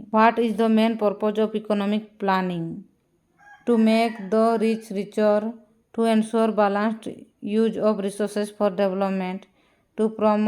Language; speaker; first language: English; non-native, local second language; Odia